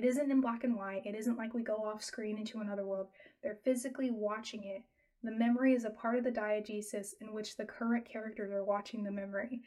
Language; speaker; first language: English; native; English